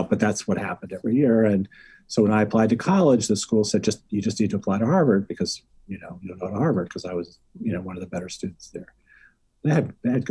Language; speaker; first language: English; native; English